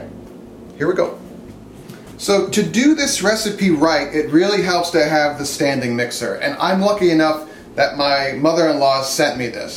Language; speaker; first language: English; native; English